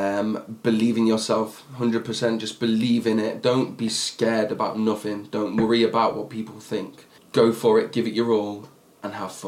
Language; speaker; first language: English; native; English